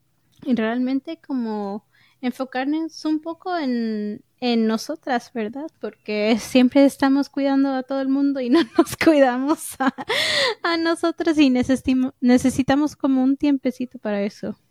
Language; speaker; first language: Spanish; early bilingual, heritage; English